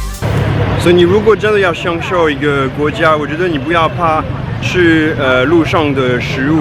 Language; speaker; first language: Chinese; non-native, fluent; French